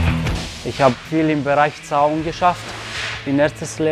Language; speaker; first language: German; non-native, local second language; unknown